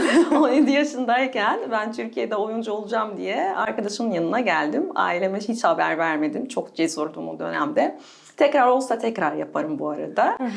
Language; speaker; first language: Turkish; non-native, fluent; Arabic